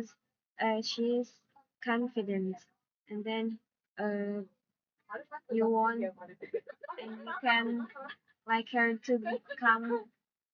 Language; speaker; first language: English; non-native, learner; Indonesian